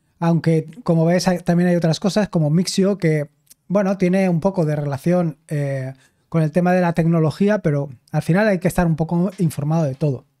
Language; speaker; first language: Spanish; native; Spanish